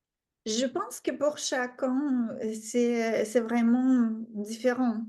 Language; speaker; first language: French; non-native, fluent; Russian